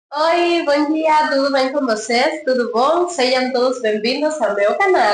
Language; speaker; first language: Portuguese; non-native, learner; Spanish